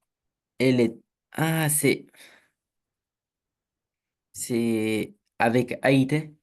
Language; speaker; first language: French; non-native, learner; Romanian